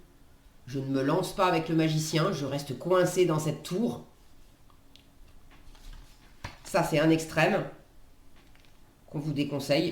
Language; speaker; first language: French; native; French